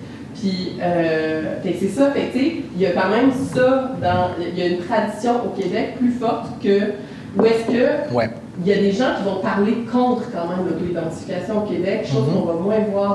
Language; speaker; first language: French; native; French